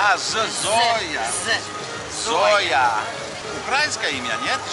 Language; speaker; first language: Russian; non-native, fluent; English